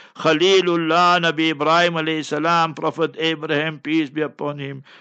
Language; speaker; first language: English; native; English